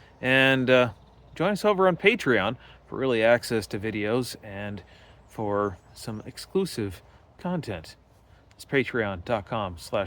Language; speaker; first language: English; native; English